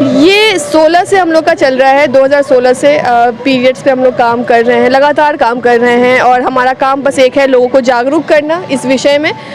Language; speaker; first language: Hindi; native; Hindi